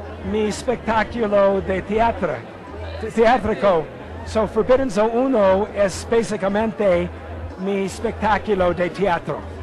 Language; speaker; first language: Spanish; non-native, learner; English